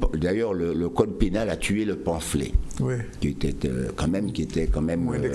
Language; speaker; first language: French; native; French